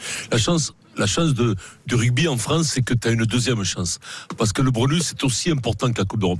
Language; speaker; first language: French; native; French